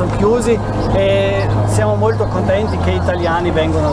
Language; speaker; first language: Italian; non-native, local second language; German